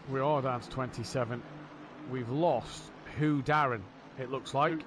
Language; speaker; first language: English; native; English